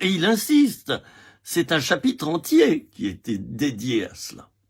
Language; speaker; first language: French; native; French